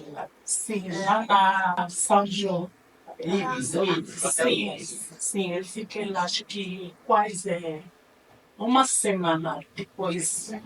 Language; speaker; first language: Portuguese; non-native, learner; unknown